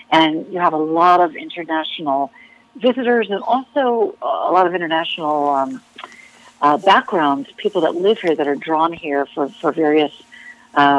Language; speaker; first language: English; native; English